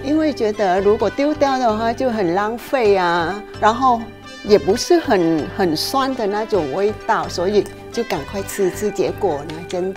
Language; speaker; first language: Chinese; non-native, local second language; Vietnamese